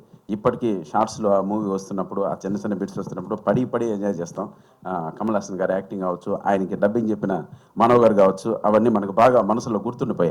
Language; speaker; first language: Telugu; native; Telugu